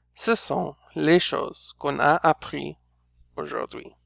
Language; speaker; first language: French; non-native, fluent; English